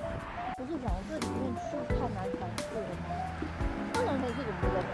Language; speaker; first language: Chinese; native; Chinese